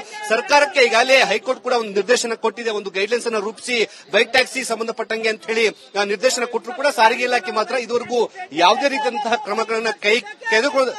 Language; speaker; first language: Kannada; native; Kannada